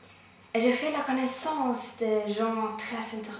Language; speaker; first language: French; non-native, learner; German